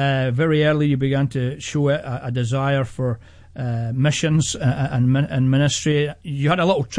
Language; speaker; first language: English; native; English